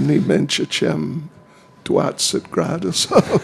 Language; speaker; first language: Russian; non-native, learner; English